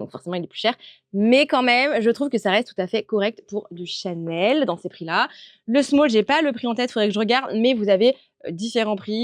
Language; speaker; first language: French; native; French